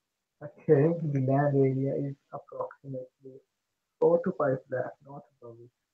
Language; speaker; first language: English; non-native, learner; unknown